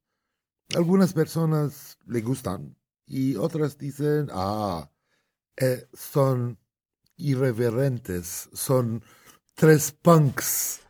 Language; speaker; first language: Spanish; non-native, fluent; Arabic